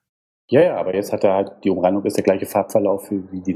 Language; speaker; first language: German; native; German